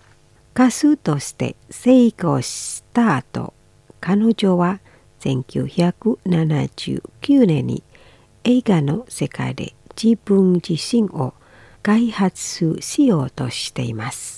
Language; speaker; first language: Japanese; non-native, fluent; Indonesian